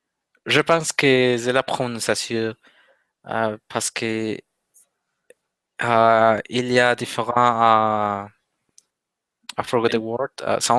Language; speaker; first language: French; non-native, learner; Spanish